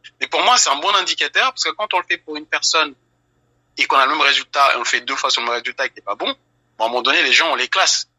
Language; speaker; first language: French; early bilingual, other home language; Fula